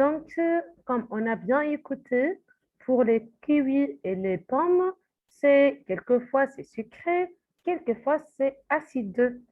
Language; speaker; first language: French; non-native, fluent; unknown